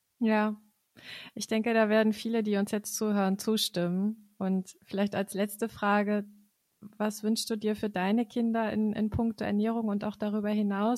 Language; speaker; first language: German; native; German